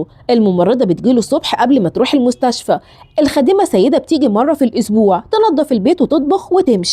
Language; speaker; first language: Arabic; native; Arabic